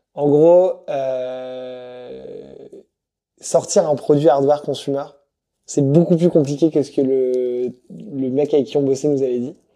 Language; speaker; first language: French; native; French